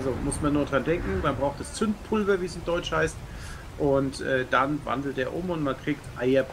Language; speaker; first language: German; native; German